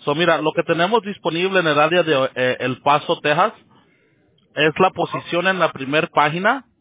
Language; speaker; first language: Spanish; early bilingual, heritage; Spanish